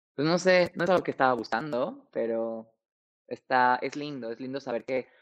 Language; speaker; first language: Spanish; native; Spanish